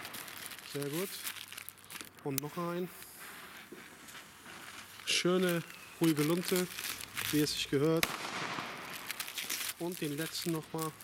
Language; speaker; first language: German; native; German